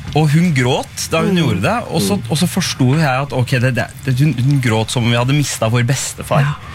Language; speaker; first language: Norwegian; early bilingual, other home language; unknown